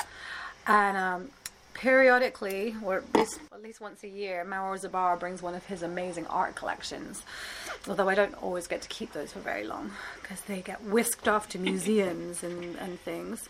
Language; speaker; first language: English; native; English